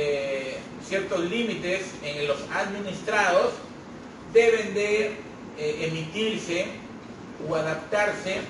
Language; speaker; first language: Spanish; native; Spanish